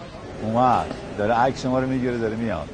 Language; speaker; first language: Persian; native; Persian